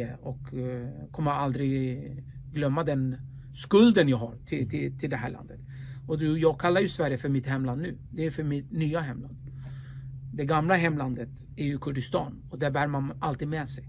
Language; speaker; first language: Swedish; early bilingual, other home language; Kurdish